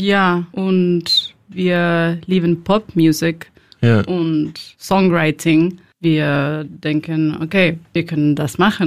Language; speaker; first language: German; non-native, learner; Spanish